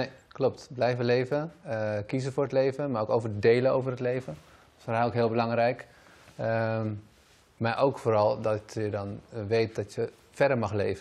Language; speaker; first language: Dutch; native; Dutch